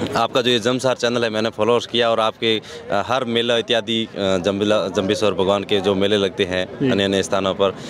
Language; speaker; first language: Hindi; native; Hindi